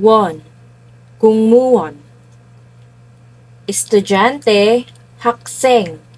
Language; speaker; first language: Korean; non-native, fluent; Filipino